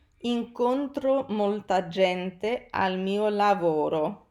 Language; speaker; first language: Italian; non-native, fluent; English